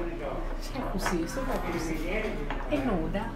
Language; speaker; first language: Italian; non-native, learner; Thai